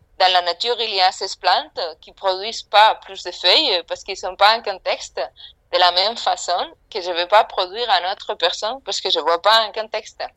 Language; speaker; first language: French; non-native, fluent; Spanish